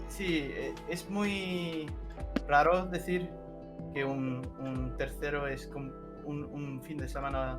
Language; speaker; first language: Spanish; non-native, learner; English